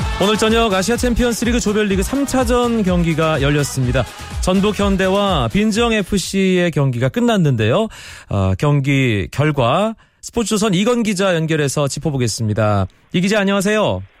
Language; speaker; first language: Korean; native; Korean